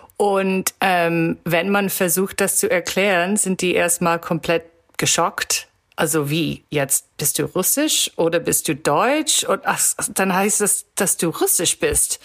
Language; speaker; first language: German; early bilingual, heritage; German